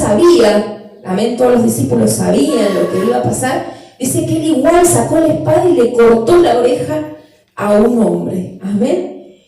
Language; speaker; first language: Spanish; native; Spanish